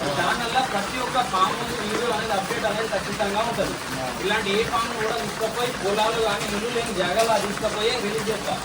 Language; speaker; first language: Telugu; non-native, local second language; Urdu